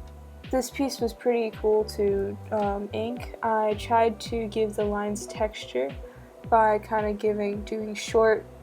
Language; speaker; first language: English; native; English